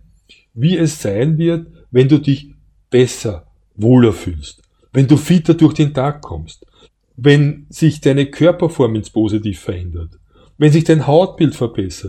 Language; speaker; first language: German; native; German